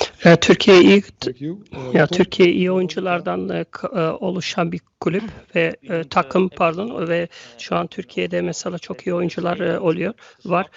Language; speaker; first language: Turkish; early bilingual, heritage; Turkish